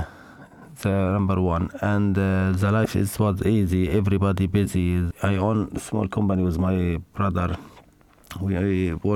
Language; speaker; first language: English; non-native, learner; Arabic